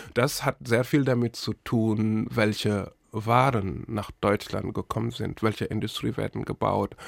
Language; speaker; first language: German; non-native, fluent; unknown